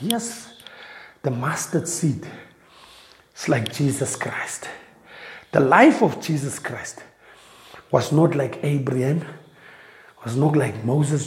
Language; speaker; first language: English; non-native, local second language; Afrikaans